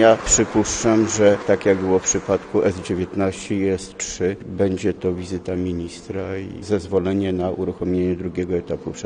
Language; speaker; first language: Polish; native; Polish